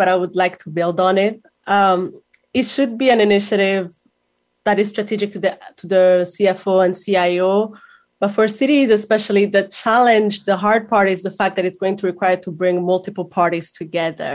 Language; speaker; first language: English; non-native, local second language; Kinyarwanda